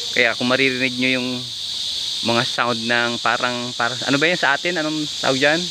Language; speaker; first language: Filipino; native; Filipino